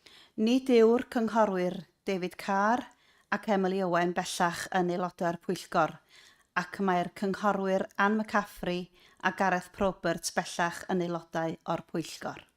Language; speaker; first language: Welsh; native; Welsh